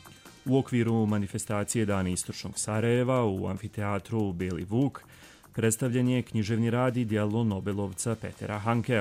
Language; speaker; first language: Croatian; native; Croatian